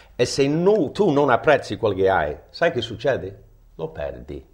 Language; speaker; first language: Italian; non-native, fluent; English